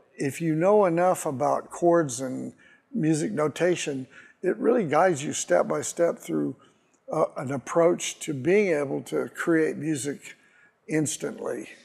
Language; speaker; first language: English; native; English